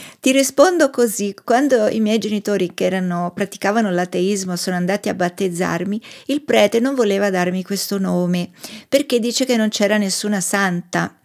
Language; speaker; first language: Italian; native; Italian